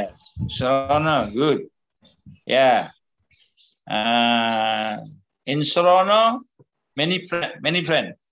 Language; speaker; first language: English; non-native, learner; Indonesian